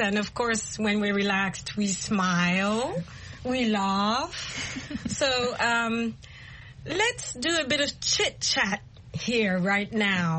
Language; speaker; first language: English; non-native, fluent; French